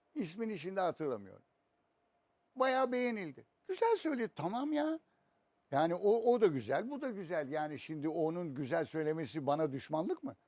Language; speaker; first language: Turkish; native; Turkish